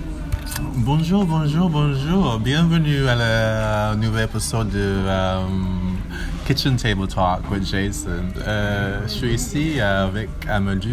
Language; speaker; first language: French; non-native, learner; English